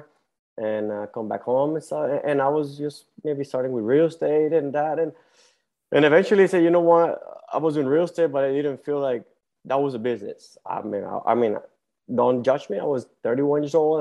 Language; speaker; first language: English; non-native, fluent; Spanish